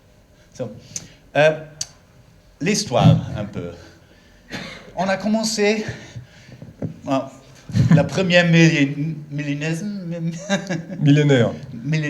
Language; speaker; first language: French; non-native, learner; German